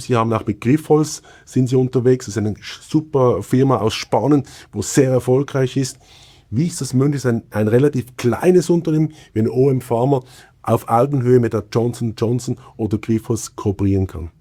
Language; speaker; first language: German; native; German